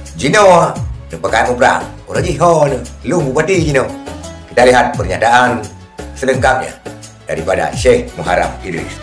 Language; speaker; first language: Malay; non-native, local second language; Achinese